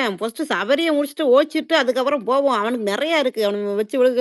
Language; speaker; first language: Tamil; native; Tamil